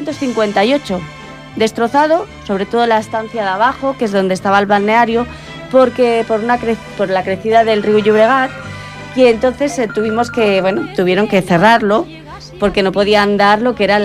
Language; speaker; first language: Spanish; native; Spanish